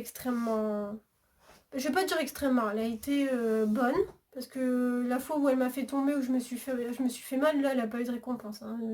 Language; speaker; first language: French; native; French